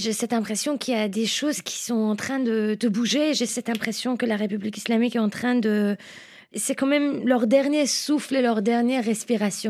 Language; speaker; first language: French; non-native, fluent; Persian